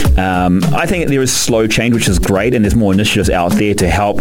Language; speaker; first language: English; native; English